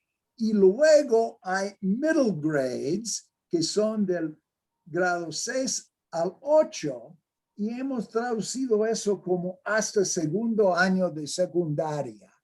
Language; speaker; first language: Spanish; non-native, fluent; English